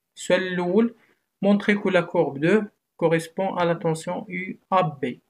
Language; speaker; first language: French; non-native, local second language; Arabic